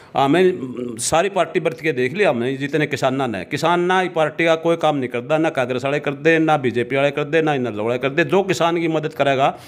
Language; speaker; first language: Hindi; native; Hindi